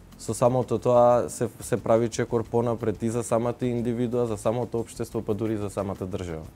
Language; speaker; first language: Macedonian; non-native, local second language; Turkish